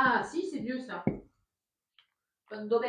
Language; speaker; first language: French; native; French